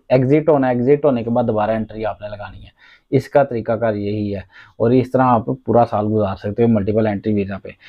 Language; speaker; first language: Urdu; non-native, local second language; Punjabi